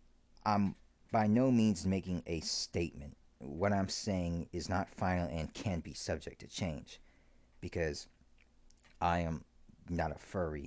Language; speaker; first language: English; native; English